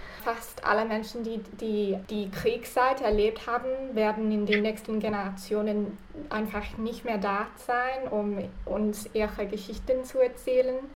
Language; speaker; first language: German; non-native, fluent; English